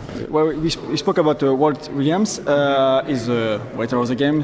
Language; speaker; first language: English; non-native, fluent; French